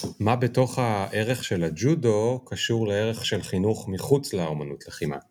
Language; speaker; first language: Hebrew; native; Hebrew